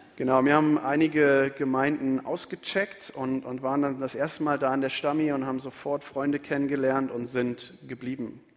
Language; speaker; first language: German; native; German